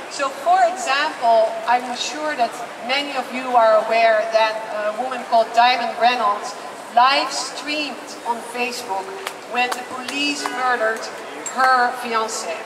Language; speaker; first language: English; non-native, fluent; Dutch